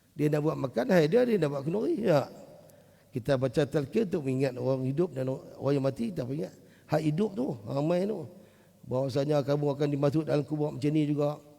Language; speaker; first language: Malay; native; Malay